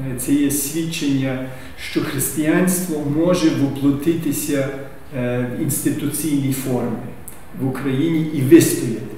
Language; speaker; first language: Ukrainian; early bilingual, heritage; Ukrainian